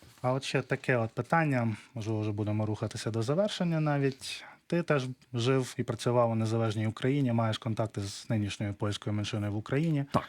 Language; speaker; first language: Ukrainian; native; Ukrainian